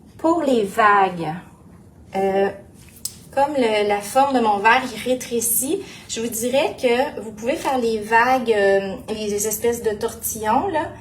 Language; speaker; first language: French; native; French